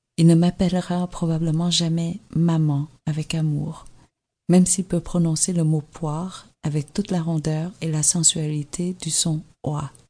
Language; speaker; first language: French; early bilingual, other home language; Vietnamese